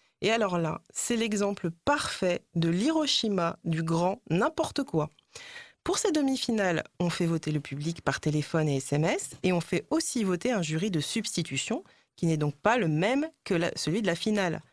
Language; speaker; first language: French; native; French